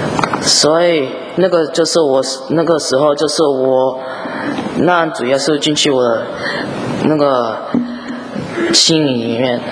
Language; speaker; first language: Chinese; early bilingual, heritage; English